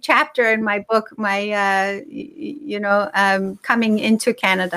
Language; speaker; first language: English; non-native, fluent; Persian